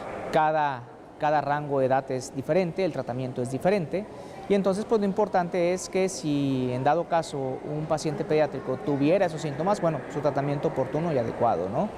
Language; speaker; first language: Spanish; native; Spanish